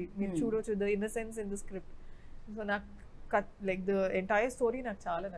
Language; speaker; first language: Telugu; non-native, fluent; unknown